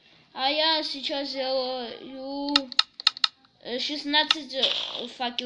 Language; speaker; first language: Russian; early bilingual, heritage; Russian